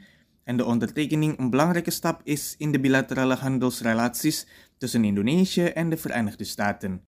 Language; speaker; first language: Dutch; non-native, fluent; Indonesian